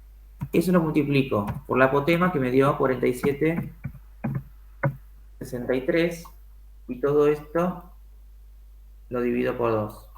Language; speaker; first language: Spanish; native; Spanish